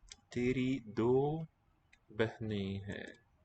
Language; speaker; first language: Hindi; non-native, learner; English